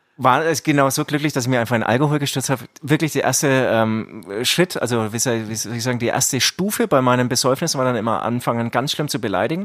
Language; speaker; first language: German; early bilingual, other home language; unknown